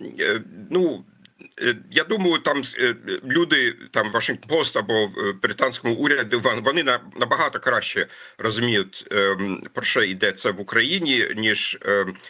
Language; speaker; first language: Ukrainian; non-native, fluent; German